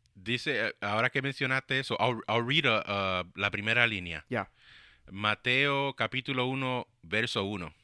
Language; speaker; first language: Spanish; early bilingual, heritage; Spanish